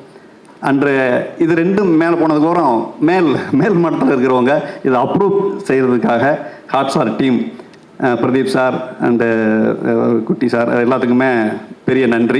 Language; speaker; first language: Tamil; native; Tamil